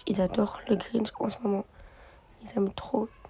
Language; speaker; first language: French; native; French